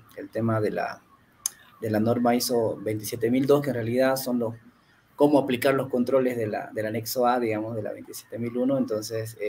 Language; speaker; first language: Spanish; native; Spanish